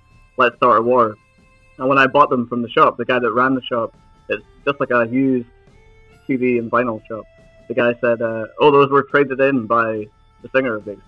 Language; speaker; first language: English; native; English